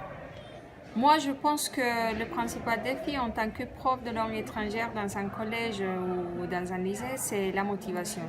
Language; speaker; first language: French; non-native, fluent; Spanish